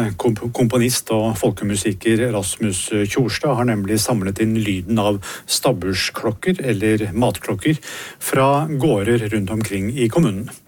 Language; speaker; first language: Norwegian; native; Norwegian